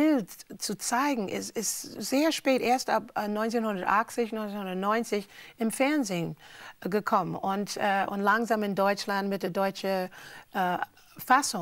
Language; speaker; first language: German; non-native, fluent; English